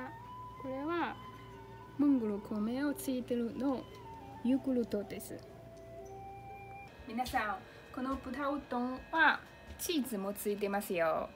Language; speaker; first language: Japanese; non-native, learner; Mongolian